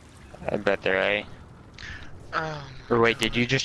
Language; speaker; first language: English; native; English